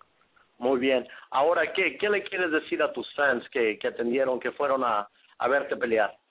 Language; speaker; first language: Spanish; native; Spanish